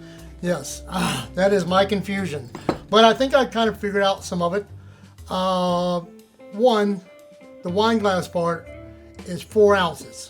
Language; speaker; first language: English; native; English